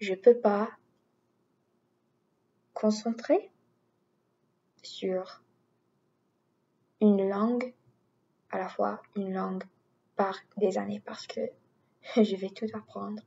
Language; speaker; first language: French; non-native, learner; English